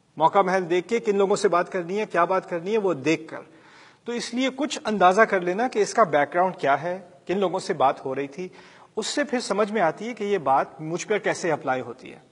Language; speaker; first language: Urdu; early bilingual, heritage; Urdu